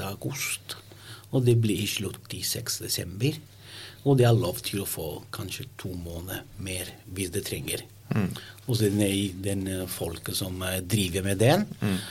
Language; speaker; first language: Norwegian; non-native, learner; Italian